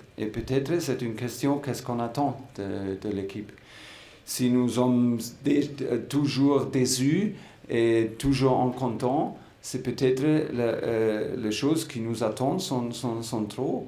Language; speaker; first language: French; non-native, fluent; German